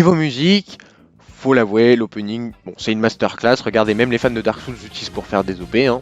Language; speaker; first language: French; native; French